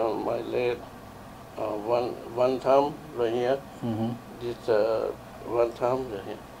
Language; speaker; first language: English; non-native, learner; Lao